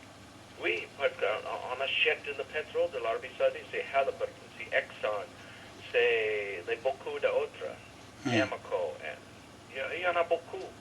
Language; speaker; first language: French; non-native, learner; English